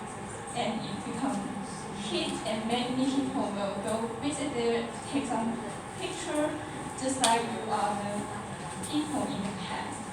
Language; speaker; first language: English; non-native, learner; Chinese